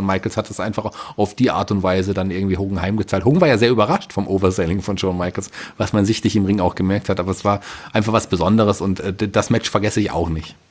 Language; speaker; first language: German; native; German